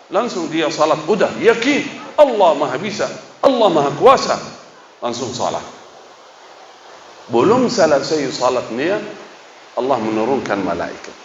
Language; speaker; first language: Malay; non-native, fluent; Arabic